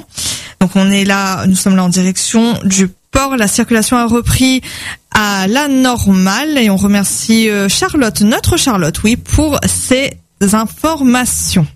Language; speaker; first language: French; native; French